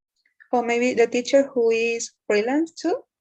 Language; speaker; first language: English; non-native, learner; Spanish